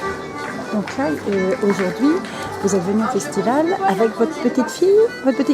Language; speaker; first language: French; native; French